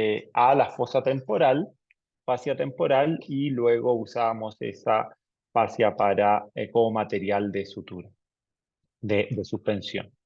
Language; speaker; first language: Spanish; native; Spanish